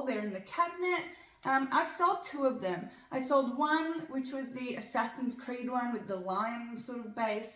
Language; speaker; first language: English; native; English